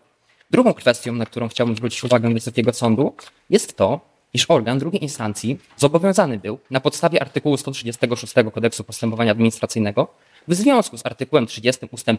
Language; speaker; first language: Polish; native; Polish